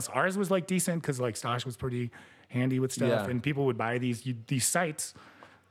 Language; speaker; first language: English; early bilingual, other home language; Spanish